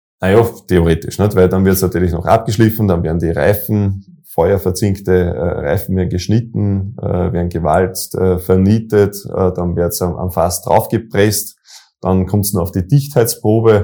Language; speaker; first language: German; native; German